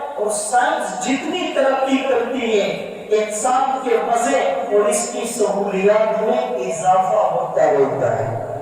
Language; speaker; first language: Urdu; non-native, local second language; Pashto